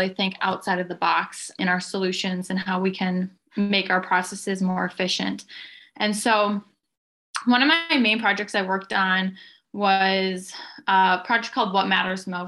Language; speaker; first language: English; native; English